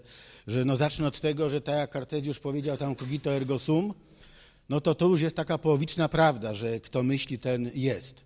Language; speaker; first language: Polish; native; Polish